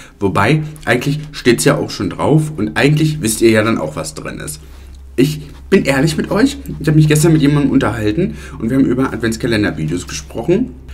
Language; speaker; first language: German; early bilingual, other home language; Italian